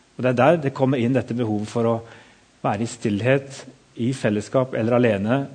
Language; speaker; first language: Norwegian; native; Norwegian